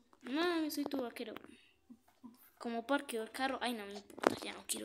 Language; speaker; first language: Spanish; native; Spanish